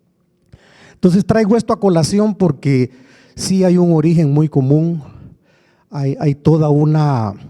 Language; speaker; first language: Spanish; native; Spanish